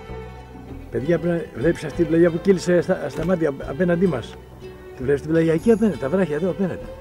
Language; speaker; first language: Greek; native; Greek